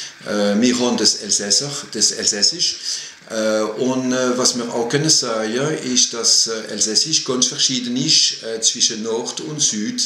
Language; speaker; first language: German; non-native, fluent; French